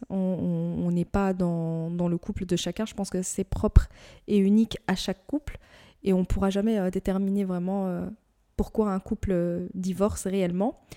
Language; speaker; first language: French; native; French